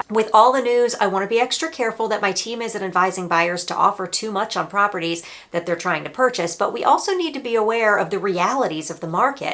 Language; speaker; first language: English; native; English